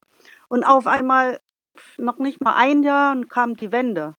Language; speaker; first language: German; non-native, learner; Vietnamese